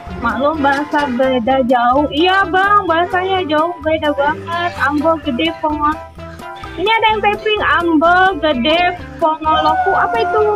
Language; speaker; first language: Indonesian; native; Indonesian